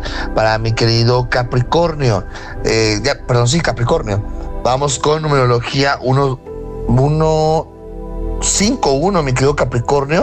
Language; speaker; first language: Spanish; native; Spanish